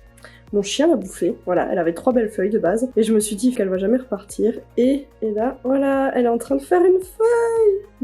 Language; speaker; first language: French; native; French